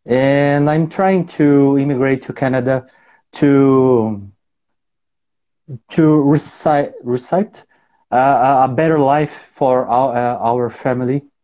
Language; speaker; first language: English; non-native, learner; Portuguese